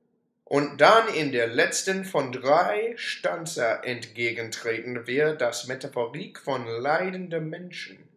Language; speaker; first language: German; non-native, learner; English